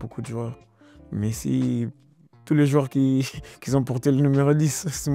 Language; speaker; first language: French; non-native, learner; Portuguese